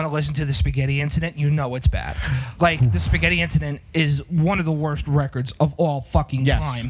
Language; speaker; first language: English; native; English